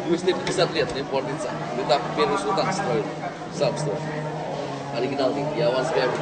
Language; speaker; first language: Russian; non-native, learner; Indonesian